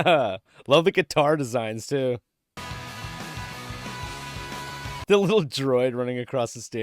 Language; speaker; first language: English; native; English